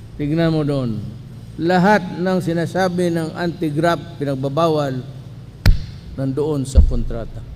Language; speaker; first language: Filipino; non-native, local second language; Cebuano